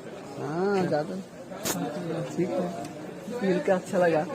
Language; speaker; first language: Hindi; non-native, learner; Bangla